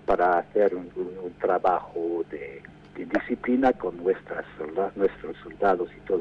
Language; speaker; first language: Spanish; non-native, fluent; English